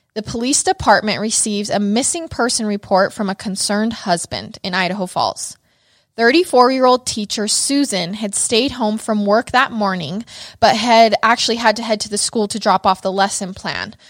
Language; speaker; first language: English; native; English